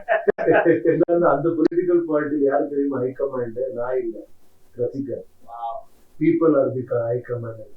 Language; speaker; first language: Tamil; non-native, learner; Kannada